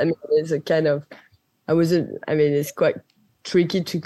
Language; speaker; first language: English; non-native, fluent; French